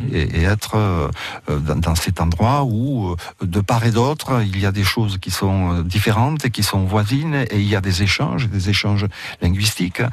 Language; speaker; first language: French; early bilingual, other home language; Catalan